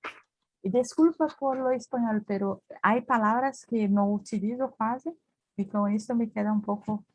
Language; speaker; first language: Spanish; non-native, learner; Portuguese